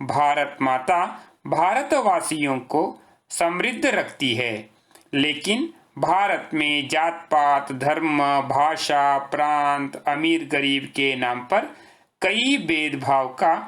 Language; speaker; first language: Hindi; non-native, local second language; Kannada